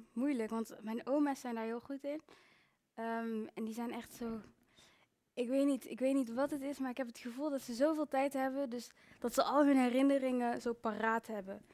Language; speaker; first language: Dutch; early bilingual, other home language; Kinyarwanda